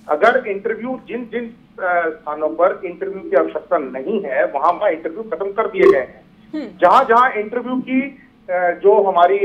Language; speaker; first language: Hindi; native; Hindi